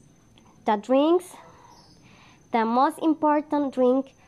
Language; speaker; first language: English; non-native, learner; Spanish